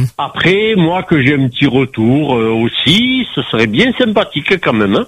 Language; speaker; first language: French; native; French